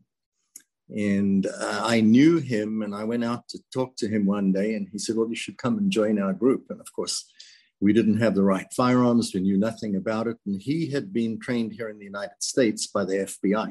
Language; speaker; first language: English; native; English